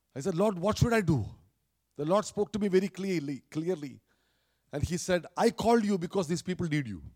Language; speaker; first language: English; non-native, local second language; Malayalam